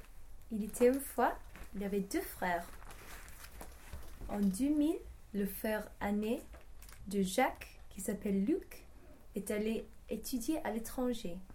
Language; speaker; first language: French; non-native, learner; English